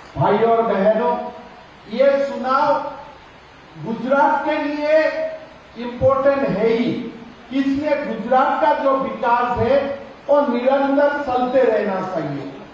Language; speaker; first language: Hindi; non-native, local second language; Assamese